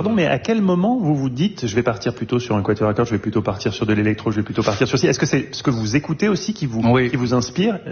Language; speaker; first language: French; native; French